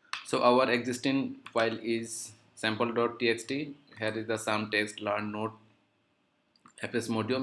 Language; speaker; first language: English; non-native, learner; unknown